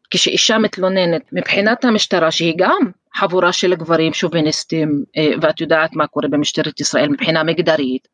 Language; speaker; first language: Hebrew; non-native, local second language; Arabic